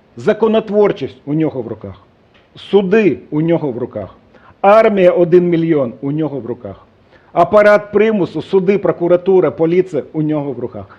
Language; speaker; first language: Ukrainian; non-native, local second language; Russian